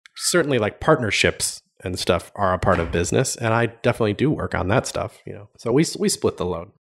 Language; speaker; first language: English; native; English